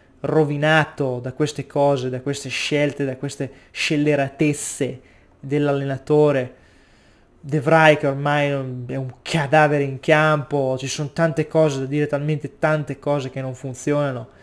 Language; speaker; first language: Italian; native; Italian